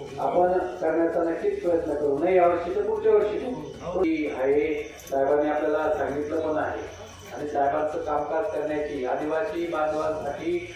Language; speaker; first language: Marathi; native; Marathi